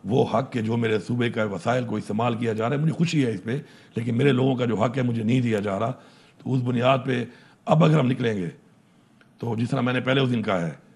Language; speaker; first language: Urdu; non-native, local second language; Pashto